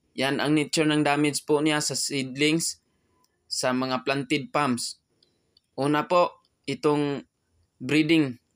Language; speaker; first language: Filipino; non-native, local second language; Cebuano